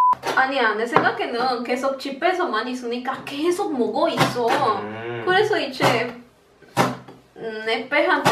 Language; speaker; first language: Korean; non-native, learner; Spanish